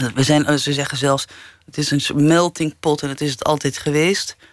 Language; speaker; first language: Dutch; early bilingual, other home language; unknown